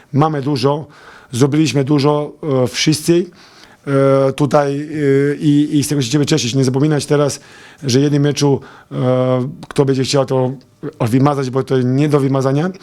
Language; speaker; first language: Polish; non-native, fluent; Serbian